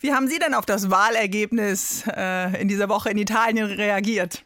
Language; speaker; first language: German; native; German